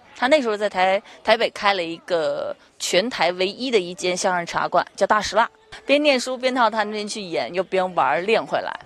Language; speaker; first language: Chinese; native; Chinese